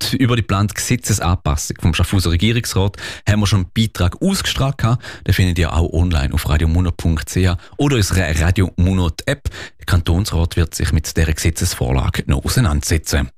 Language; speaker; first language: German; native; German